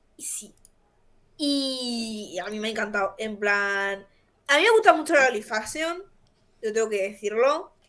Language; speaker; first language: Spanish; native; Spanish